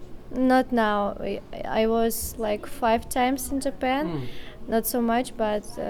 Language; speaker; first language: English; non-native, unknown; Russian